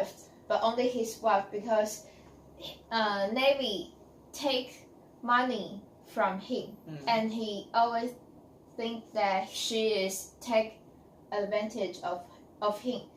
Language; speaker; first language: English; non-native, learner; Chinese